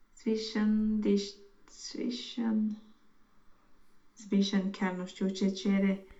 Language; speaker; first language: German; non-native, learner; Romanian